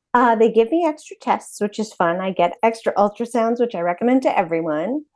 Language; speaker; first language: English; native; English